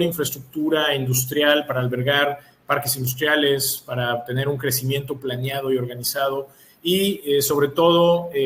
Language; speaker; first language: Spanish; native; Spanish